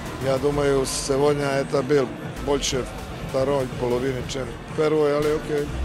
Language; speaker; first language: Russian; non-native, learner; Serbian